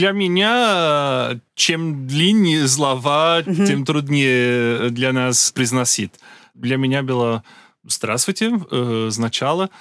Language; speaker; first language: Russian; non-native, learner; Portuguese